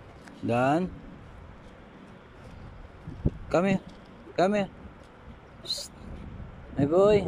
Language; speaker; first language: English; non-native, local second language; Filipino